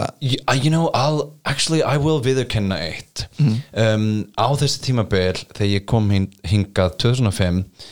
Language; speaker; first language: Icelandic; early bilingual, heritage; English